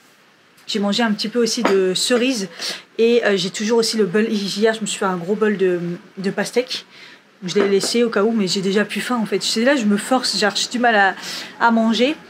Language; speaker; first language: French; native; French